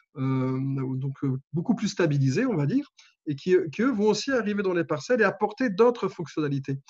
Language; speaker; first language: French; native; French